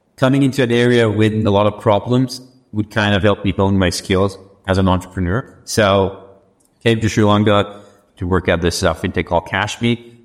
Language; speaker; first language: English; non-native, local second language; Sinhala